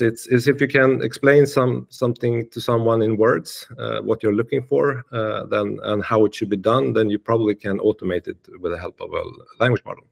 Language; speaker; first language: English; non-native, fluent; Swedish